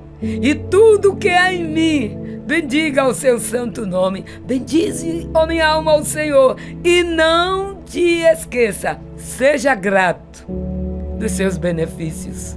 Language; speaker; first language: Portuguese; native; Portuguese